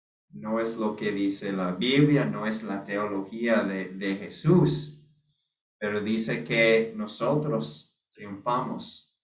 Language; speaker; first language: Spanish; non-native, fluent; English